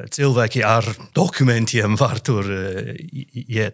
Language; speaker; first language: Latvian; non-native, learner; English